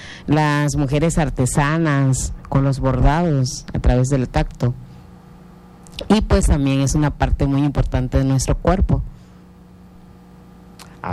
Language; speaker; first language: Spanish; non-native, local second language; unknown